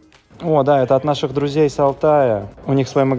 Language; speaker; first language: Russian; native; Russian